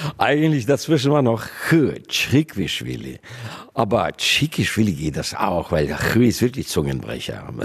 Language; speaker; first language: German; non-native, fluent; Georgian